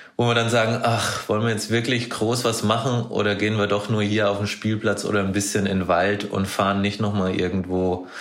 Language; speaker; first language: German; native; German